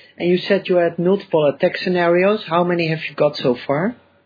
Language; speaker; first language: English; non-native, fluent; Dutch